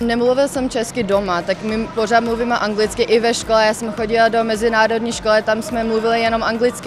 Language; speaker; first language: Czech; non-native, local second language; English